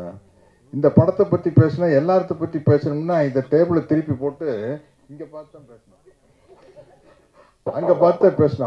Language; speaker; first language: Tamil; native; Tamil